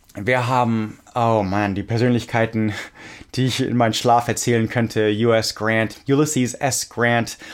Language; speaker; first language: German; non-native, fluent; English